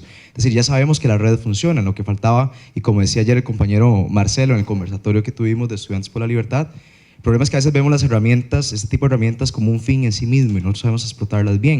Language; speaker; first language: Spanish; native; Spanish